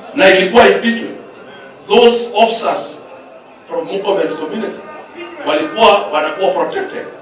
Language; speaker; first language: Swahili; non-native, local second language; Kikuyu